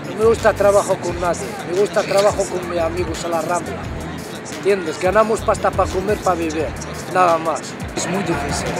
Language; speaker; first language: Spanish; non-native, learner; Arabic